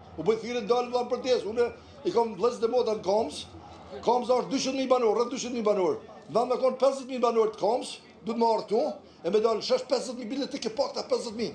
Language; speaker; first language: Albanian; native; Albanian